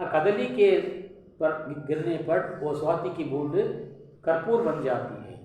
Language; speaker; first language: Hindi; non-native, local second language; Tamil